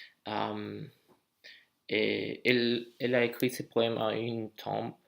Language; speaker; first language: French; non-native, learner; English